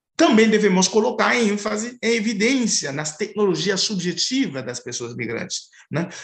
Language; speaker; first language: Portuguese; non-native, fluent; Haitian Creole